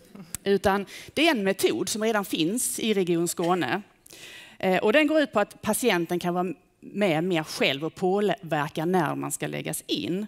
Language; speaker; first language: Swedish; native; Swedish